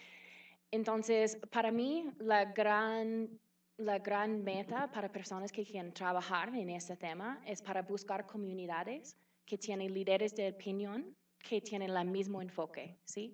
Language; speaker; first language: Spanish; non-native, fluent; English